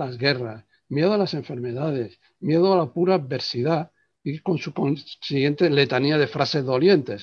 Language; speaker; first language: Spanish; native; Spanish